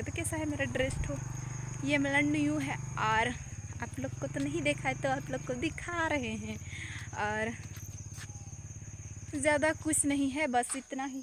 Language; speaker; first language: Hindi; non-native, local second language; Santali